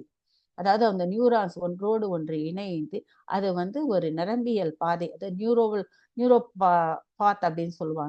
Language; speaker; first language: Tamil; native; Tamil